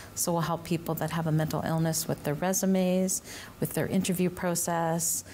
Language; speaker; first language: English; native; English